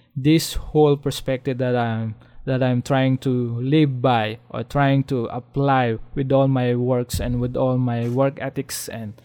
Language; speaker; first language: English; non-native, local second language; Filipino